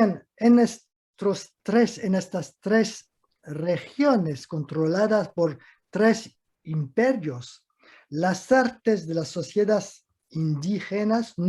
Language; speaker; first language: Spanish; non-native, fluent; French